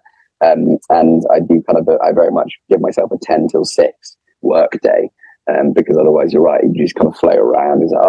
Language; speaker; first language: English; native; English